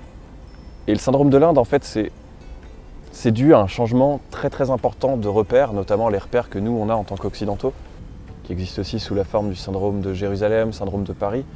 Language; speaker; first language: French; native; French